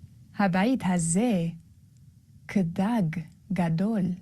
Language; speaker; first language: Hebrew; non-native, learner; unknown